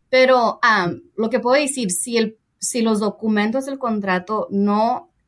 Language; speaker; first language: Spanish; early bilingual, heritage; Spanish